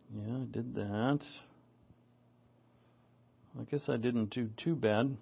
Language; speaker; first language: English; native; English